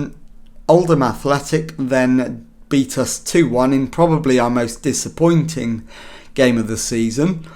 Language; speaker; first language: English; native; English